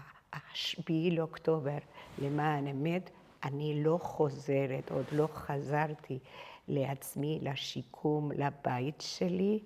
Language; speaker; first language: Hebrew; non-native, fluent; Spanish